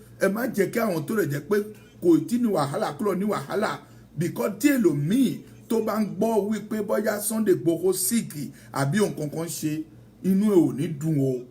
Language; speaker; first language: Yoruba; non-native, local second language; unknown